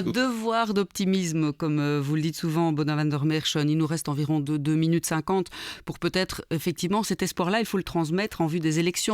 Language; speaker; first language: French; native; French